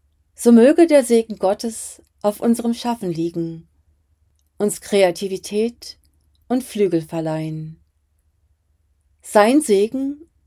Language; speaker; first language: German; native; German